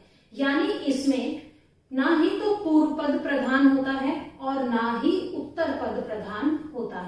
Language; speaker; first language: Hindi; native; Hindi